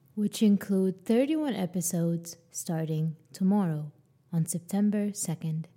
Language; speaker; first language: English; non-native, fluent; Arabic